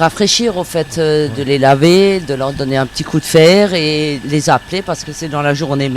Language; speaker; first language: French; native; French